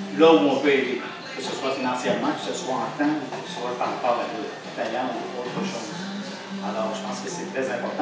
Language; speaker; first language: French; native; French